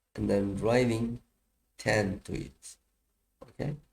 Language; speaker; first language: English; non-native, fluent; Turkish